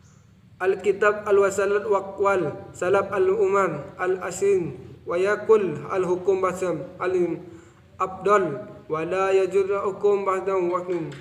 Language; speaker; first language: Arabic; non-native, learner; Indonesian